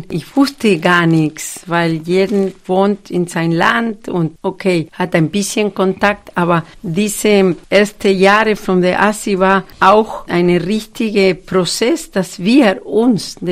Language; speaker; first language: German; non-native, fluent; Spanish